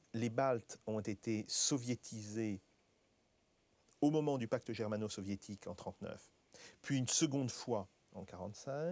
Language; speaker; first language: French; native; French